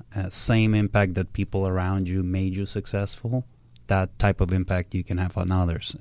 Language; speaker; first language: English; early bilingual, other home language; Russian